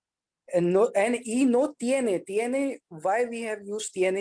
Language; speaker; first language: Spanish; non-native, learner; Hindi